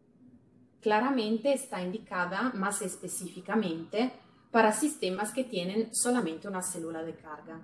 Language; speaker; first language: Spanish; non-native, fluent; Italian